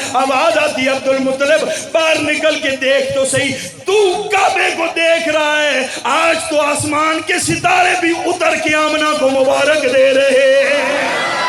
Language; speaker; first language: Urdu; non-native, local second language; Pashto